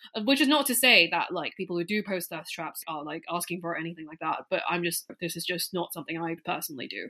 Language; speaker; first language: English; non-native, local second language; Cantonese